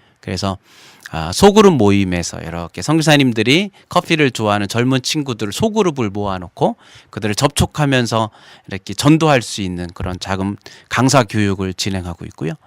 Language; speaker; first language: Korean; native; Korean